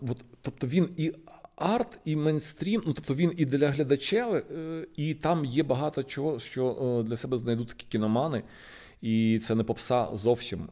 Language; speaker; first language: Ukrainian; non-native, local second language; Russian